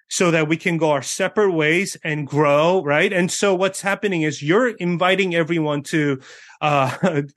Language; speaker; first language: English; early bilingual, other home language; Korean